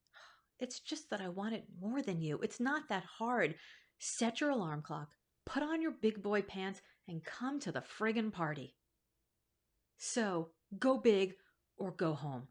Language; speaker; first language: English; native; English